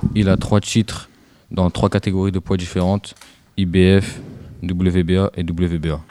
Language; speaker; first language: French; native; French